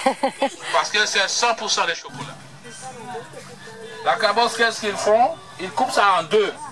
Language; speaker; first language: French; non-native, fluent; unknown